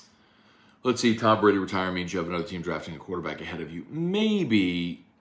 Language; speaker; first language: English; native; English